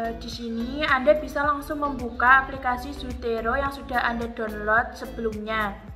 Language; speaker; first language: Indonesian; native; Indonesian